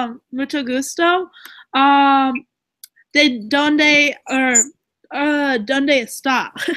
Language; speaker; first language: Spanish; non-native, learner; English